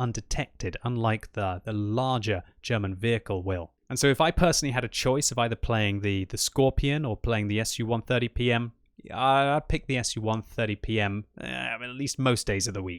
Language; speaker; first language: English; native; English